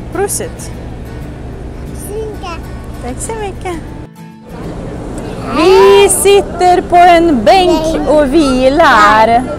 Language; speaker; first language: Swedish; non-native, fluent; Russian